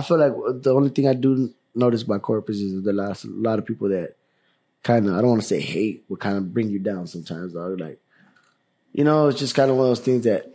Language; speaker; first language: English; early bilingual, other home language; Spanish